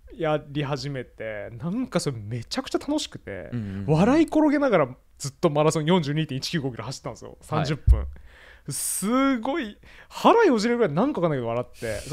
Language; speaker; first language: Japanese; native; Japanese